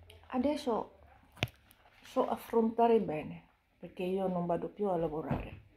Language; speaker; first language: Italian; non-native, fluent; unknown